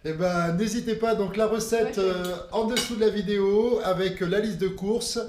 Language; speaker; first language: French; native; French